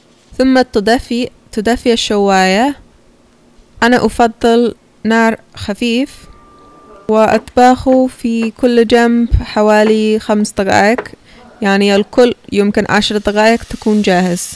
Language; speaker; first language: Arabic; non-native, fluent; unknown